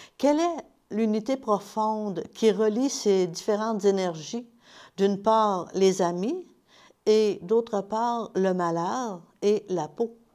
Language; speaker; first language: French; native; French